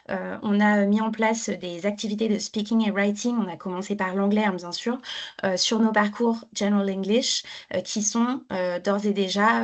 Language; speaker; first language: French; native; French